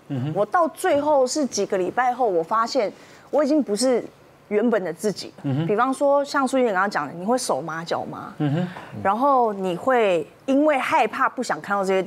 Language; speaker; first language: Chinese; native; Chinese